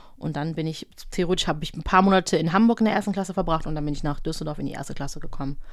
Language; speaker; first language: German; native; German